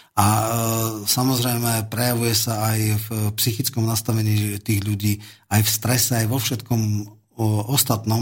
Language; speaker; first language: Slovak; native; Slovak